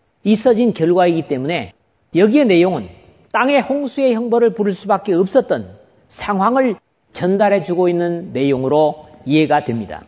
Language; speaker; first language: Korean; native; Korean